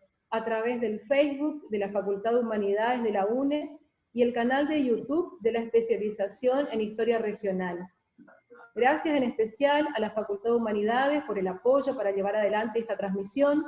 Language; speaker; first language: Spanish; native; Spanish